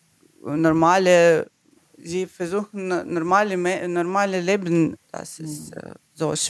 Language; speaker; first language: German; non-native, learner; Ukrainian